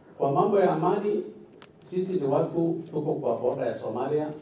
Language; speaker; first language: Swahili; non-native, local second language; Somali